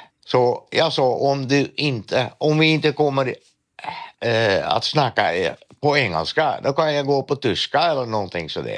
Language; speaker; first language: Swedish; non-native, learner; Dutch